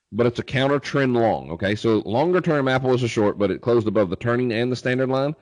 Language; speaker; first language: English; native; English